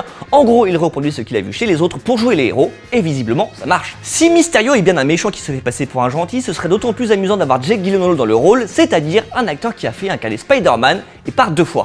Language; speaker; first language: French; native; French